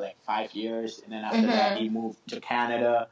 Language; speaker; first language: English; non-native, local second language; Shona